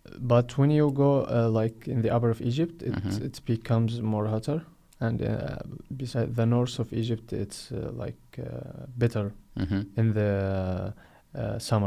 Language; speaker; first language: English; non-native, fluent; Arabic